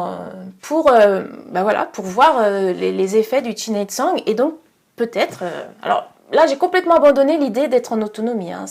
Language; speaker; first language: French; native; French